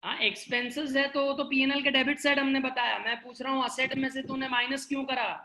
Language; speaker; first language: Hindi; non-native, local second language; Gujarati